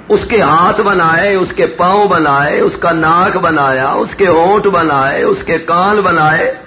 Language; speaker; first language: Urdu; non-native, local second language; Punjabi